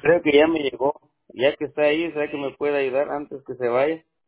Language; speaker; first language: Spanish; native; Spanish